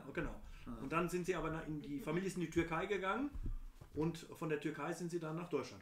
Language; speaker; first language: German; native; German